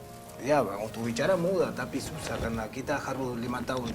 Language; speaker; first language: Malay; non-native, learner; Spanish